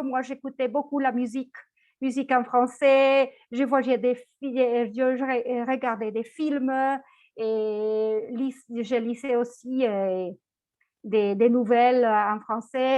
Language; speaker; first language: French; non-native, fluent; Spanish